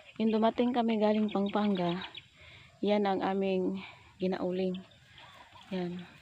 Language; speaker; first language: Filipino; non-native, local second language; Cebuano